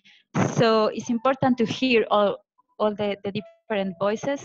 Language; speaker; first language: English; non-native, fluent; Spanish